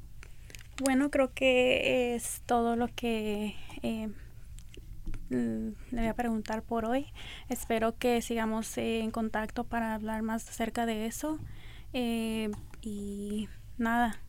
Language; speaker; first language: Spanish; early bilingual, other home language; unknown